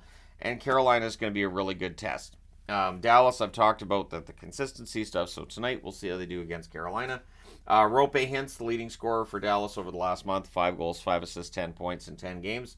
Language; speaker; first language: English; native; English